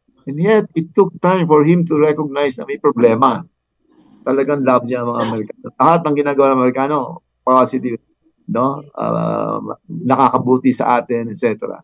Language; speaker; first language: Filipino; native; Filipino